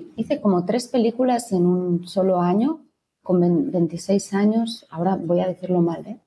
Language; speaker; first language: Spanish; native; Spanish